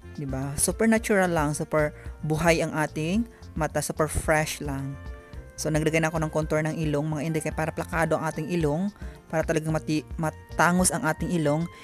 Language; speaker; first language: Filipino; non-native, local second language; Cebuano